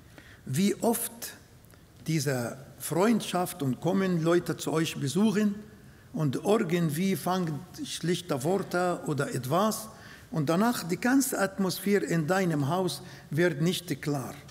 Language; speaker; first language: German; non-native, fluent; Arabic